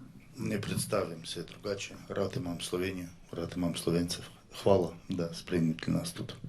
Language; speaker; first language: Slovenian; non-native, learner; Russian